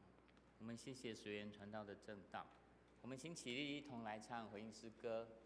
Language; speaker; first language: Chinese; native; Chinese